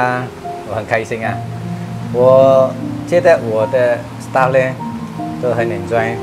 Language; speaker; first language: Chinese; non-native, local second language; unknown